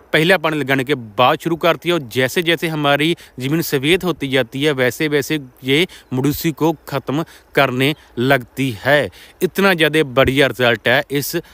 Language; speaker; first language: Hindi; non-native, local second language; Punjabi